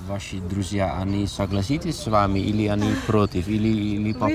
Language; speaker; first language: Russian; non-native, fluent; Dutch